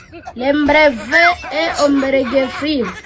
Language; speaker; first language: French; non-native, learner; Kinyarwanda